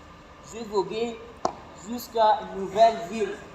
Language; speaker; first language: French; non-native, learner; Arabic